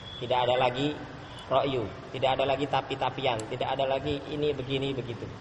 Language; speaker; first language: Indonesian; native; Indonesian